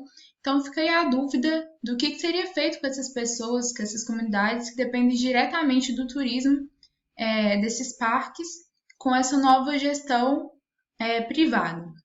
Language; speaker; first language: Portuguese; native; Portuguese